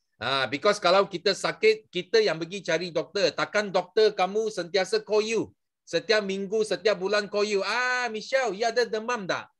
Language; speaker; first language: Malay; non-native, local second language; Chinese